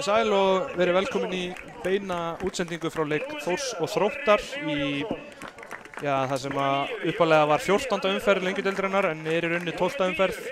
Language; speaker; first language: Icelandic; native; Icelandic